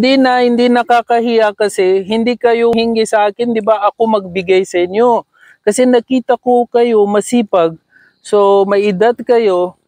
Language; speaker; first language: Filipino; non-native, learner; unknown